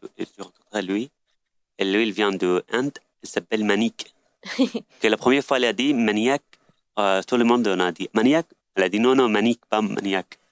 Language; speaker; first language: French; non-native, learner; Arabic